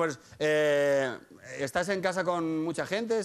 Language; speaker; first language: Spanish; native; Spanish